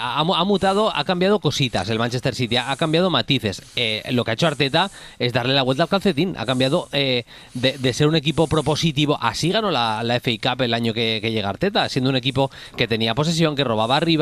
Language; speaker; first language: Spanish; native; Spanish